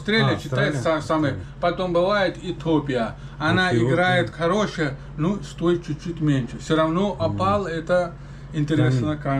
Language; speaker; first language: Russian; non-native, learner; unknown